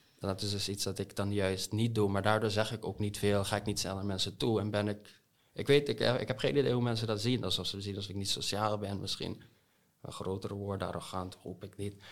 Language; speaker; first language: Dutch; non-native, local second language; Papiamento